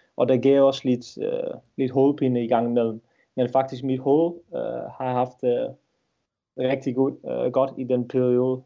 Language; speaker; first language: Danish; non-native, fluent; Dutch